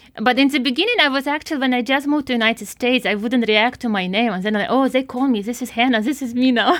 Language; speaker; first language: English; non-native, fluent; Ukrainian